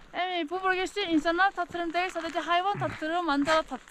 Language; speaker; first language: Turkish; non-native, learner; Korean